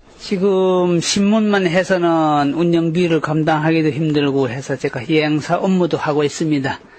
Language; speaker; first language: Korean; native; Korean